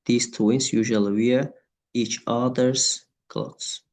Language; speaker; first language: English; non-native, fluent; Azerbaijani